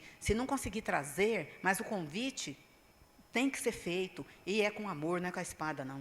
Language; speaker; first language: Portuguese; native; Portuguese